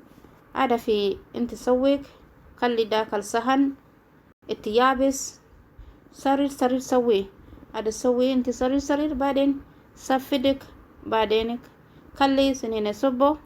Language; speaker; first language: Arabic; non-native, learner; Oromo